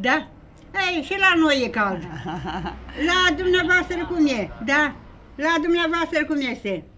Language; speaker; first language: Romanian; early bilingual, other home language; Bulgarian